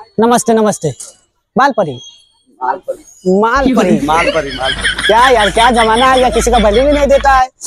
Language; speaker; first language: Hindi; native; Hindi